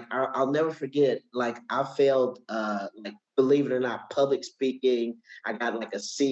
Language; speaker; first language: English; native; English